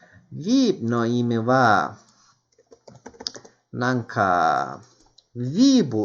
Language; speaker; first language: Japanese; non-native, fluent; Turkish